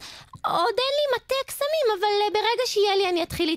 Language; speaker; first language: Hebrew; native; Hebrew